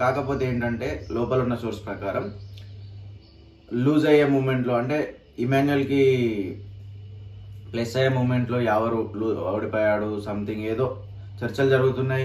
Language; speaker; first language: Telugu; native; Telugu